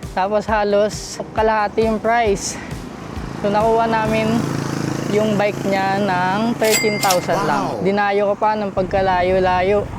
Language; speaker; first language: Filipino; native; Filipino